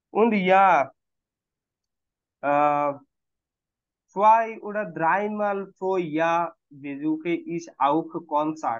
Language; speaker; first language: German; non-native, fluent; Bangla